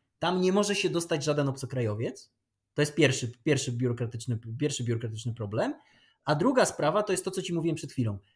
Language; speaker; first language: Polish; native; Polish